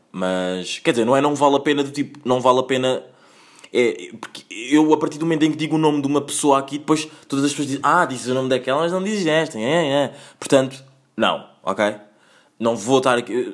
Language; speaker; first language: Portuguese; native; Portuguese